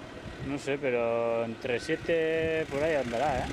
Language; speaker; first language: Spanish; non-native, local second language; Basque